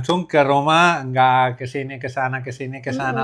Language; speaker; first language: Indonesian; non-native, learner; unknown